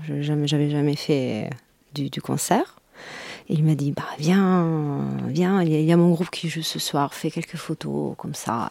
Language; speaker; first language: French; non-native, fluent; Italian